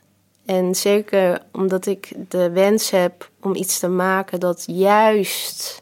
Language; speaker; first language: Dutch; early bilingual, other home language; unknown